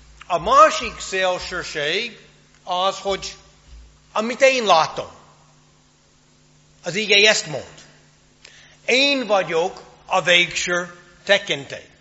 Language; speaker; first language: Hungarian; non-native, fluent; English